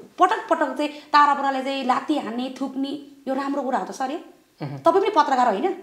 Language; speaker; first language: Nepali; non-native, local second language; Eastern Tamang